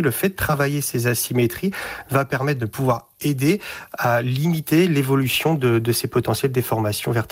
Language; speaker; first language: French; native; French